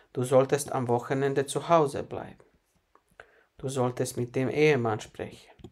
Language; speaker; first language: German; non-native, fluent; Bosnian